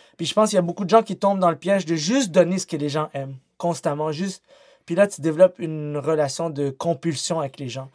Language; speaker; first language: French; native; French